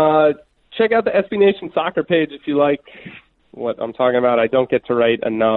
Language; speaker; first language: English; native; English